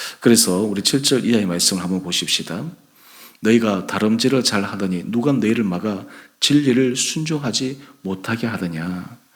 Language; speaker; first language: Korean; native; Korean